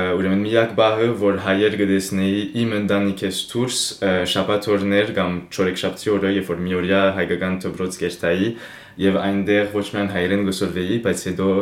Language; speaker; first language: Armenian; early bilingual, heritage; Armenian